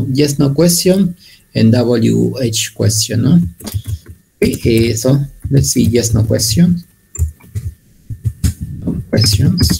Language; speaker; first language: English; non-native, learner; Spanish